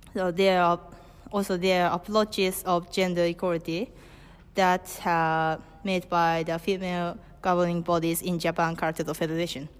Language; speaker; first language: English; non-native, learner; Japanese